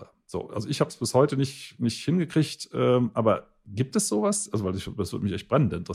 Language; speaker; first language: German; native; German